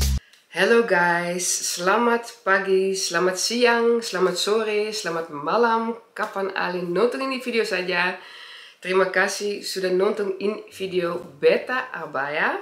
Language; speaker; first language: Indonesian; early bilingual, heritage; Indonesian